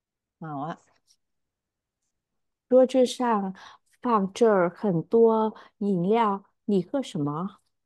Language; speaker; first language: Chinese; non-native, learner; Vietnamese